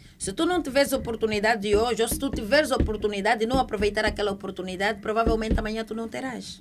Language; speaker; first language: Portuguese; native; Portuguese